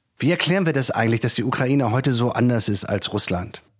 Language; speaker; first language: German; native; German